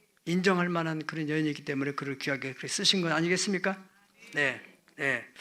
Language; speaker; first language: Korean; native; Korean